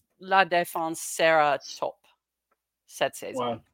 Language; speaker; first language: French; non-native, learner; English